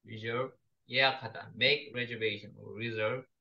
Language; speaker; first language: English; non-native, learner; Korean